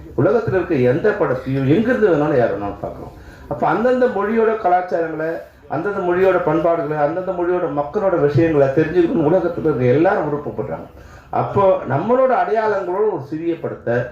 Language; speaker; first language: Tamil; native; Tamil